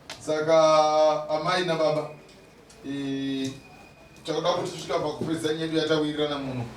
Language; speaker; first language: Shona; native; Shona